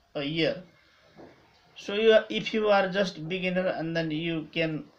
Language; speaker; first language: English; non-native, local second language; Nepali